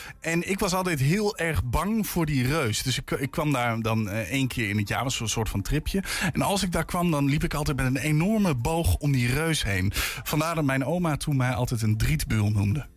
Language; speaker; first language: Dutch; native; Dutch